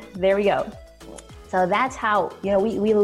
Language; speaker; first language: English; native; English